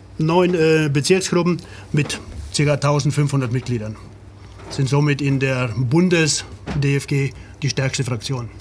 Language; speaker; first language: German; native; German